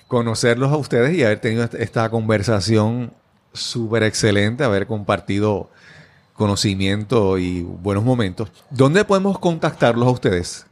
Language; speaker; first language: Spanish; native; Spanish